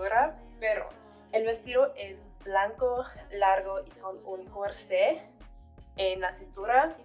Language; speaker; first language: Spanish; non-native, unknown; English